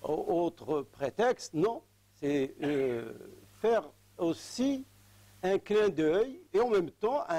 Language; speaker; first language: French; non-native, local second language; Arabic